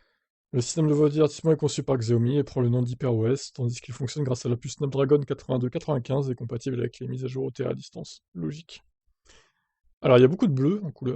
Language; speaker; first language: French; native; French